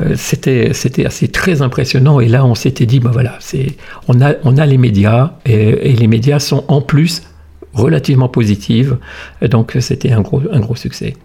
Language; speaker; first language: French; native; French